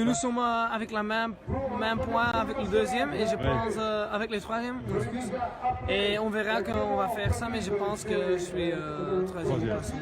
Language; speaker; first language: French; non-native, learner; Dutch